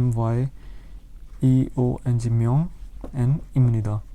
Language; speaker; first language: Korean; non-native, fluent; Urdu